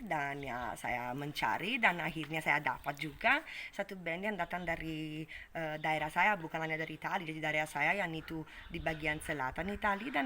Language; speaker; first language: Indonesian; non-native, fluent; Italian